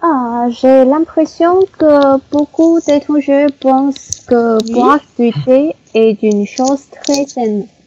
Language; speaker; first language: French; non-native, learner; Chinese